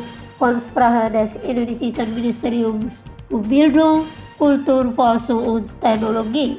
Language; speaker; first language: German; non-native, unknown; Indonesian